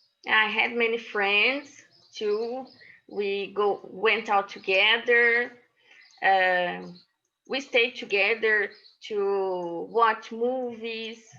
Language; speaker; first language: English; non-native, learner; Portuguese